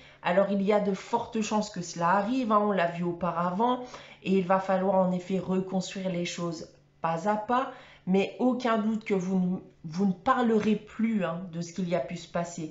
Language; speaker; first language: French; native; French